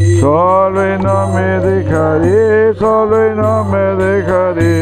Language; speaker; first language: Italian; non-native, learner; Spanish